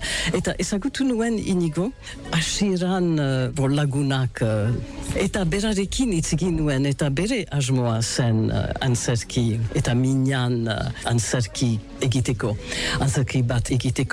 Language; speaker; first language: Basque; non-native, learner; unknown